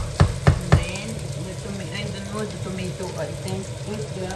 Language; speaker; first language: English; non-native, learner; Filipino